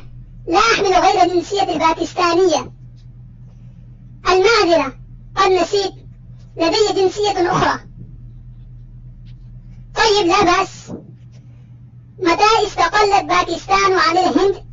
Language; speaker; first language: Arabic; non-native, fluent; Urdu